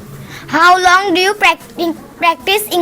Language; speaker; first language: English; non-native, learner; Bangla